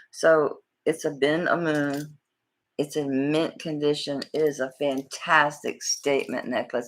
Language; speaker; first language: English; native; English